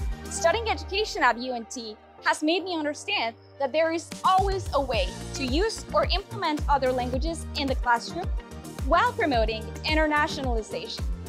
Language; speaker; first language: English; non-native, fluent; Spanish